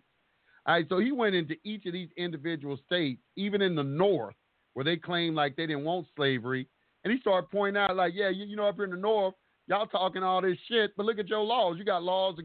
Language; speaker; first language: English; native; English